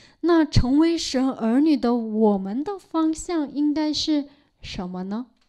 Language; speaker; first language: Chinese; non-native, local second language; Korean